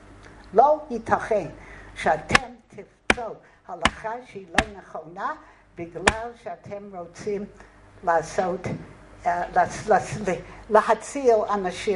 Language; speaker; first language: Hebrew; non-native, fluent; English